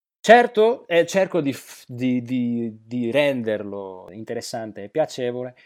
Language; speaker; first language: Italian; non-native, fluent; Slovak